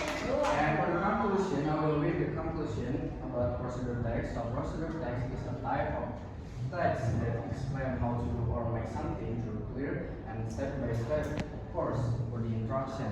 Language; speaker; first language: English; non-native, learner; Indonesian